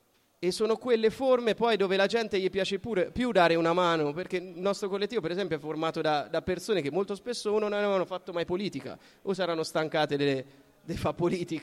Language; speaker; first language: Italian; native; Italian